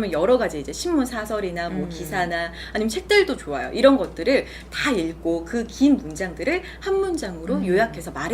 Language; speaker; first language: Korean; native; Korean